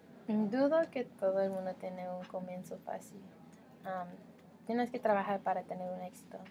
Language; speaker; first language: Spanish; non-native, learner; English